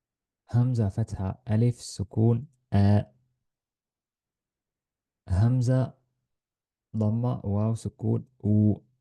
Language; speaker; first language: Arabic; non-native, fluent; Estonian